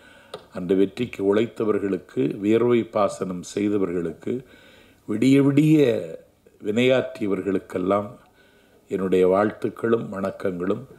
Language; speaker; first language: Tamil; native; Tamil